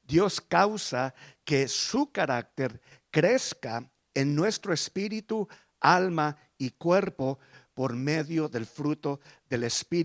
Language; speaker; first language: Spanish; early bilingual, heritage; Spanish